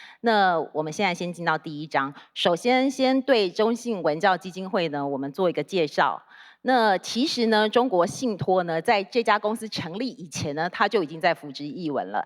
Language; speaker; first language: Chinese; native; Chinese